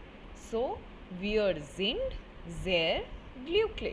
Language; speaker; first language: German; non-native, fluent; Hindi